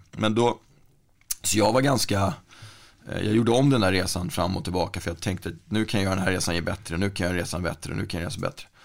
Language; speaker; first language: Swedish; native; Swedish